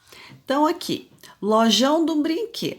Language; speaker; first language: Portuguese; native; Portuguese